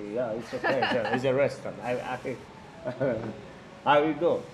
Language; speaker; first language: English; non-native, learner; Italian